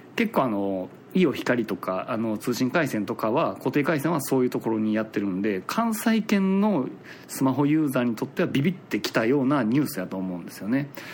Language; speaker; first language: Japanese; native; Japanese